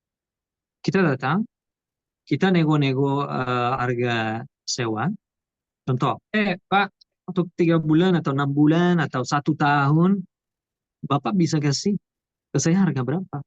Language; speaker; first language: Indonesian; non-native, learner; Portuguese